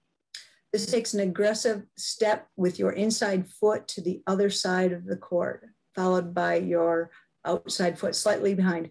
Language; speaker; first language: English; native; English